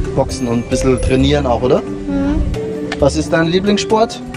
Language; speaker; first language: German; native; German